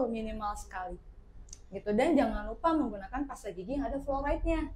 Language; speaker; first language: Indonesian; native; Indonesian